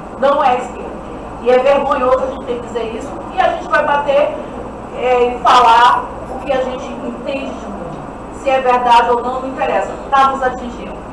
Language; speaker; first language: Portuguese; non-native, local second language; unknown